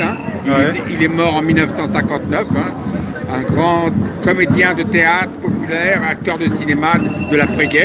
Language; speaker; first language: French; native; French